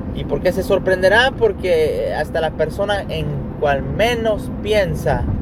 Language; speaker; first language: Spanish; early bilingual, heritage; Spanish